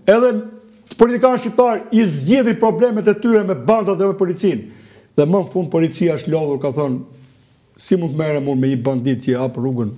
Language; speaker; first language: Albanian; native; Albanian